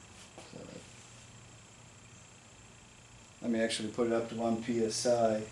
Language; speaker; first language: English; non-native, fluent; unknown